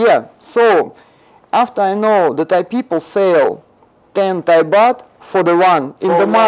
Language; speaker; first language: English; non-native, learner; Russian